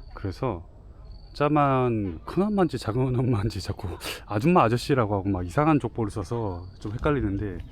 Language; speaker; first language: Korean; native; Korean